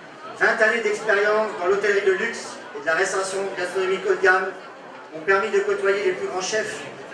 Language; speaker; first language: French; native; French